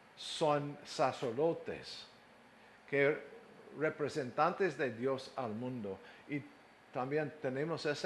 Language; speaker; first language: Spanish; non-native, fluent; English